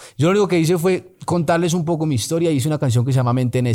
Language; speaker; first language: Spanish; native; Spanish